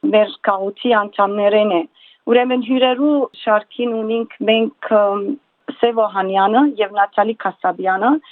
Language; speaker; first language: Armenian; early bilingual, heritage; Armenian